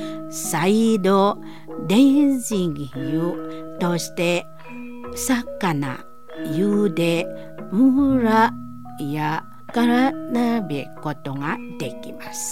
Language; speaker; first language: Japanese; non-native, learner; Indonesian